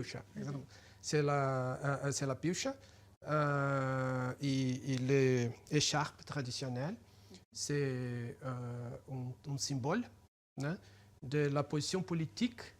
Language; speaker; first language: French; non-native, fluent; Portuguese